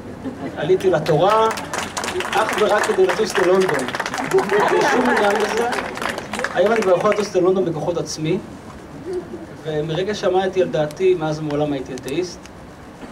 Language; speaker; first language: Hebrew; native; Hebrew